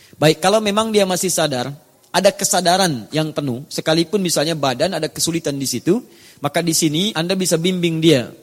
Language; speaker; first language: Indonesian; native; Indonesian